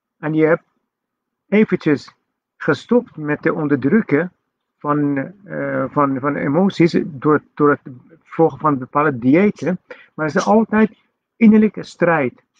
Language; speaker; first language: Dutch; non-native, fluent; Persian